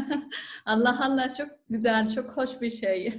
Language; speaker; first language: Turkish; non-native, learner; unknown